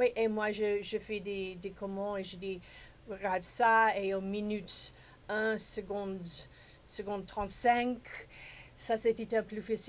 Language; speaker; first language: French; non-native, fluent; English